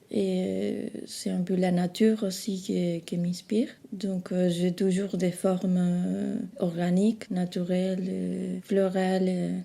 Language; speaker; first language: French; non-native, fluent; Spanish